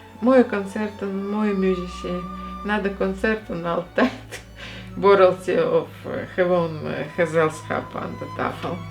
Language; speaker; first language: Dutch; non-native, fluent; Russian